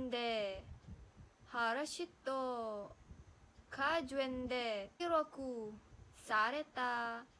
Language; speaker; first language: Japanese; non-native, learner; Malay